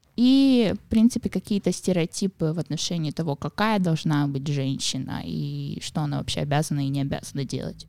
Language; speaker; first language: Russian; native; Russian